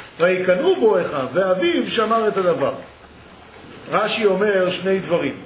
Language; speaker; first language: Hebrew; native; Hebrew